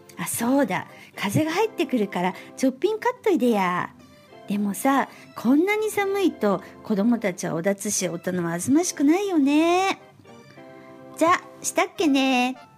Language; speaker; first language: Japanese; native; Japanese